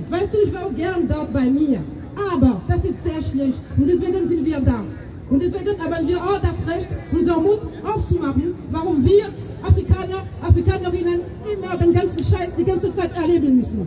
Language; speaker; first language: German; non-native, fluent; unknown